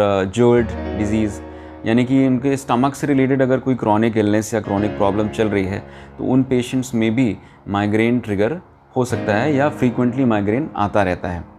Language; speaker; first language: Hindi; native; Hindi